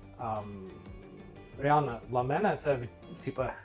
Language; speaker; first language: Ukrainian; non-native, fluent; English